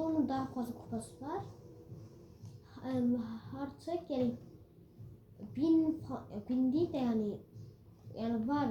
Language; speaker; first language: Turkish; early bilingual, heritage; Turkish